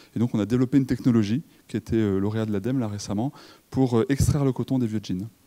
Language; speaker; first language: French; native; French